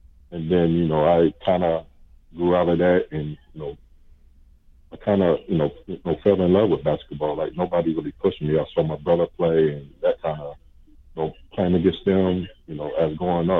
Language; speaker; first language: English; native; English